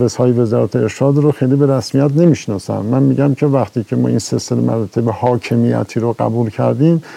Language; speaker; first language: Persian; native; Persian